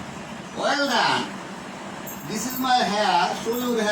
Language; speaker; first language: English; non-native, fluent; Bangla